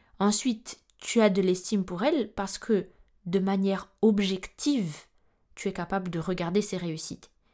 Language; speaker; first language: French; non-native, local second language; Malagasy